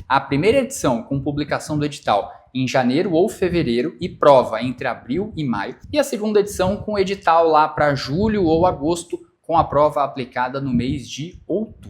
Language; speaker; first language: Portuguese; native; Portuguese